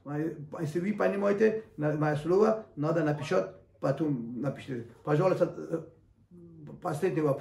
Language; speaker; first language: Russian; non-native, learner; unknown